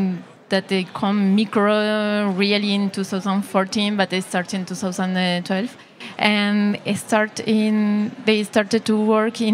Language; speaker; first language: English; non-native, learner; Spanish